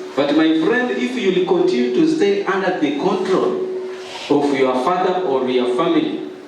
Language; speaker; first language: English; non-native, local second language; Swahili